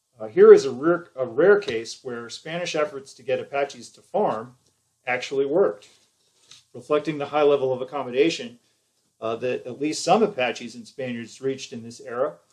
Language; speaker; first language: English; native; English